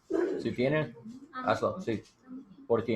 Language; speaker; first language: Spanish; non-native, learner; English